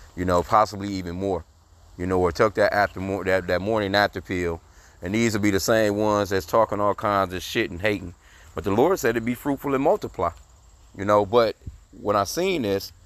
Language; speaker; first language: English; native; English